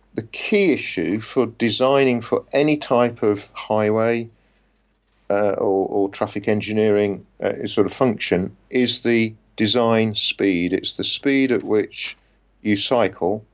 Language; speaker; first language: English; native; English